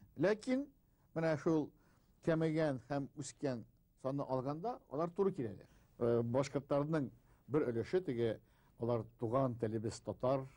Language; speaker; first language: Tatar; non-native, local second language; Bashkir